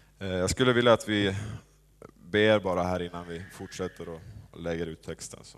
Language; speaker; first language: Swedish; native; Swedish